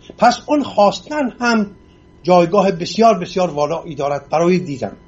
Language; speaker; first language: Persian; non-native, local second language; Assyrian Neo-Aramaic